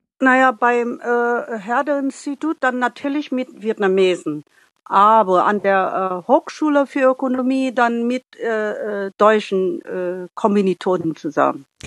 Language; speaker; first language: German; non-native, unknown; Vietnamese